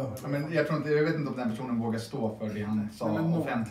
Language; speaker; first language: Swedish; native; Swedish